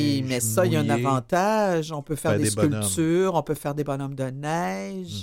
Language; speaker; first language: French; native; French